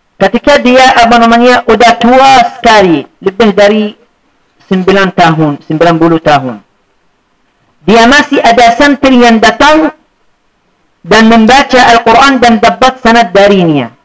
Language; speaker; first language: Indonesian; non-native, fluent; Arabic